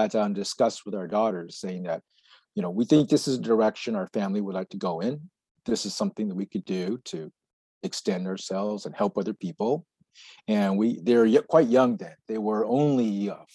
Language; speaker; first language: English; native; English